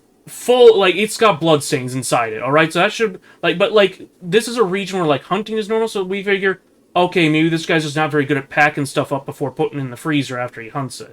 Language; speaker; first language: English; native; English